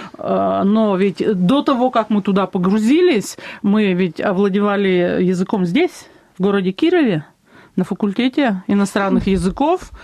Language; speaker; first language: Russian; native; Russian